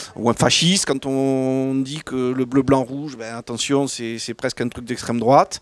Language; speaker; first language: French; native; French